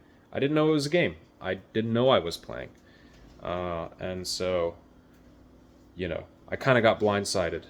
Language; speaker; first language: English; native; English